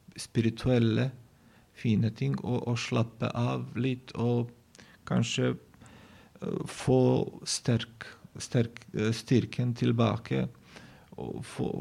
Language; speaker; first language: Norwegian; non-native, fluent; Bosnian